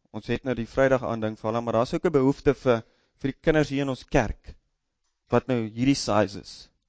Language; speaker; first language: Afrikaans; native; Afrikaans